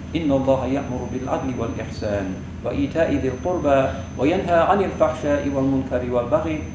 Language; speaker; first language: Arabic; non-native, fluent; English